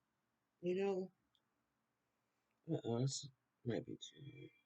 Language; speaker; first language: English; native; English